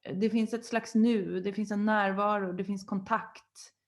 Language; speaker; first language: Swedish; native; Swedish